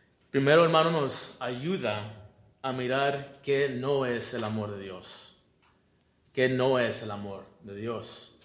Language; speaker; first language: Spanish; native; Spanish